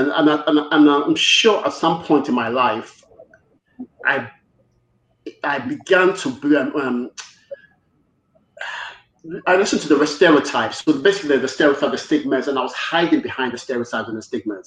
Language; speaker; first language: English; native; English